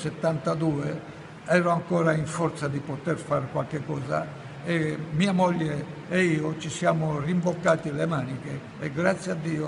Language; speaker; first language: Italian; non-native, fluent; Ladino